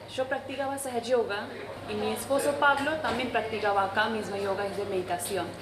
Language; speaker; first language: Spanish; non-native, fluent; Hindi